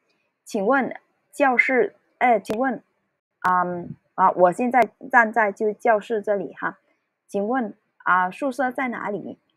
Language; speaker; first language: Chinese; early bilingual, heritage; Cantonese